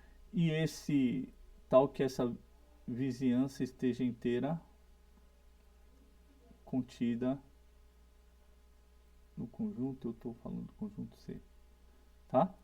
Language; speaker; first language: Portuguese; native; Portuguese